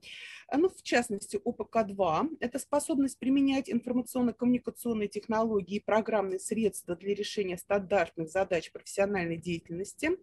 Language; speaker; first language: Russian; native; Russian